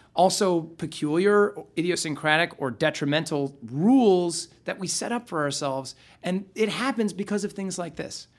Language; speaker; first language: English; native; English